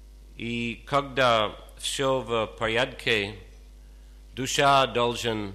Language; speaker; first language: Russian; non-native, fluent; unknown